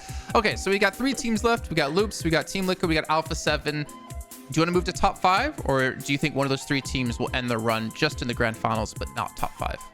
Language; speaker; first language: English; native; English